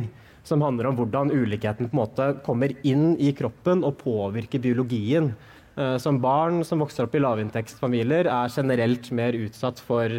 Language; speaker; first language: Norwegian; native; Norwegian